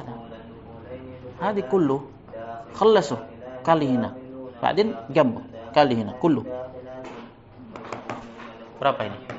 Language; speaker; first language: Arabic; non-native, fluent; Indonesian